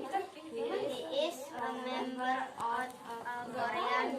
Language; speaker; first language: English; non-native, learner; Indonesian